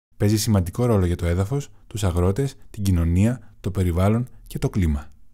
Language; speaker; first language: Greek; non-native, learner; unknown